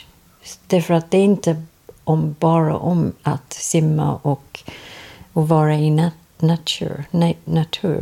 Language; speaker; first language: Swedish; non-native, fluent; English